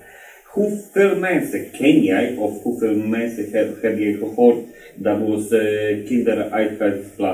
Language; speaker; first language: Dutch; non-native, learner; Polish